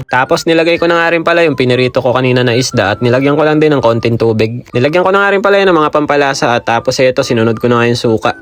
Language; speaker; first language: Filipino; native; Filipino